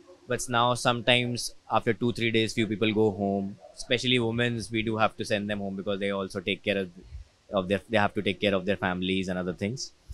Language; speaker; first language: English; non-native, local second language; Hindi